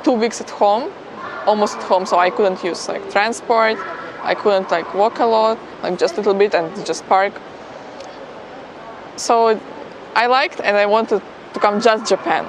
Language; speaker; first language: English; non-native, fluent; Ukrainian